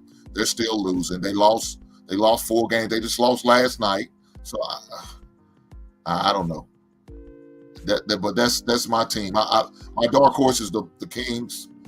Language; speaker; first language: English; native; English